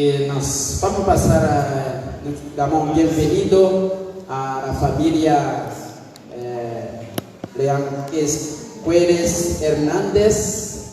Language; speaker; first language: Spanish; non-native, learner; Haitian Creole